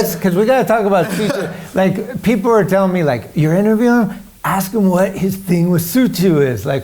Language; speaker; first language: English; native; English